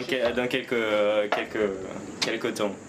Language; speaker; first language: French; non-native, fluent; Portuguese